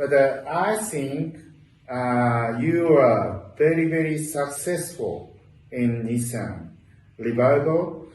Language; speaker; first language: English; non-native, learner; Japanese